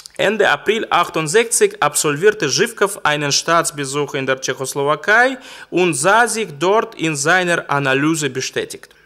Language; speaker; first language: German; non-native, fluent; Russian